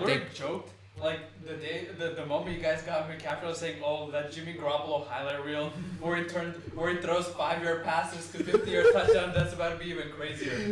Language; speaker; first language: English; native; English